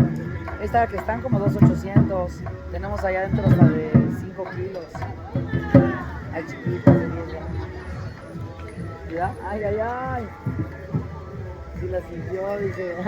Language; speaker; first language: Spanish; native; Spanish